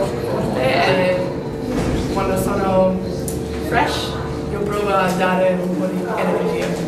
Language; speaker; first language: Italian; non-native, learner; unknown